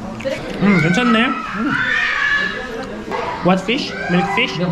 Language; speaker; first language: English; non-native, learner; Korean